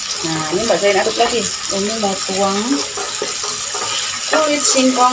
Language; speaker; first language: Indonesian; native; Indonesian